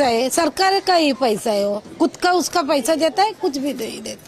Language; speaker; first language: Hindi; non-native, local second language; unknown